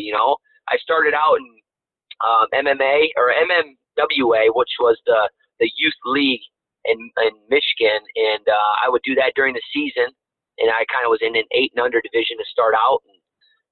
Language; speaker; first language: English; native; English